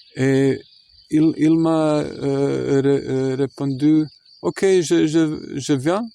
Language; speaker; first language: French; non-native, fluent; Croatian